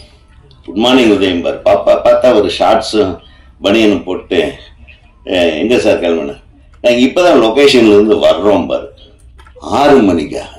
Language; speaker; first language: Tamil; native; Tamil